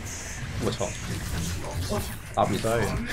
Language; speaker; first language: Chinese; native; Chinese